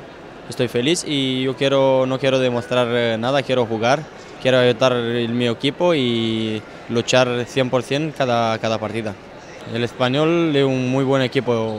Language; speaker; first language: Spanish; non-native, fluent; Romanian